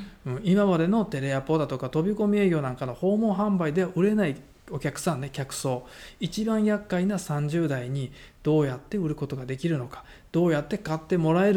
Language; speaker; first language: Japanese; native; Japanese